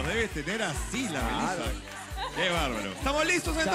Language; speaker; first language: Spanish; native; Spanish